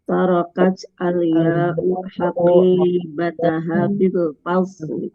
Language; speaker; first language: Arabic; non-native, learner; Indonesian